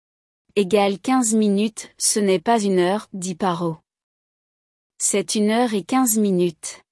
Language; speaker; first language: French; non-native, learner; Chinese